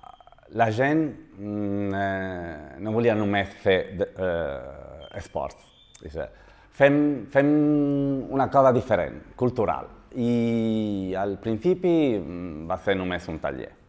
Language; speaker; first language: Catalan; non-native, learner; Italian